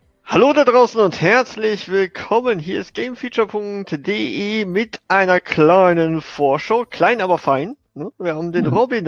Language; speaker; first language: German; native; German